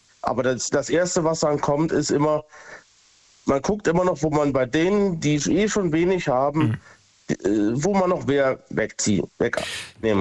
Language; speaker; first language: German; native; German